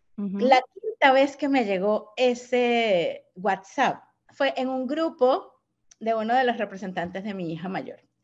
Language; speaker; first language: Spanish; native; Spanish